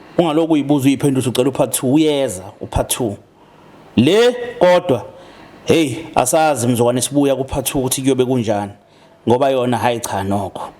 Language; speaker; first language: Zulu; native; Zulu